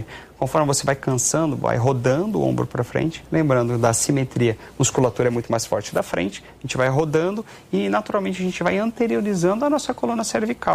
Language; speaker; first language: Portuguese; native; Portuguese